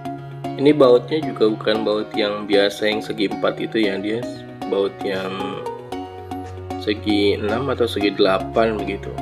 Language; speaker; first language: Indonesian; native; Indonesian